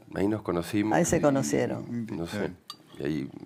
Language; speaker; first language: Spanish; native; Spanish